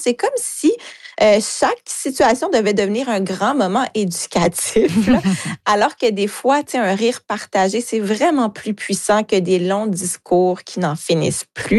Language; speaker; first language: French; native; French